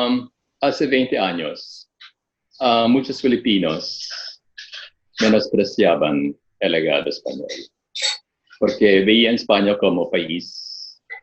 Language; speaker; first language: Spanish; non-native, fluent; Filipino